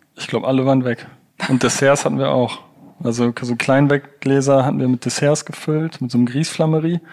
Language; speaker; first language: German; native; German